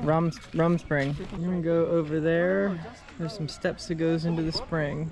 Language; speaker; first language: English; native; English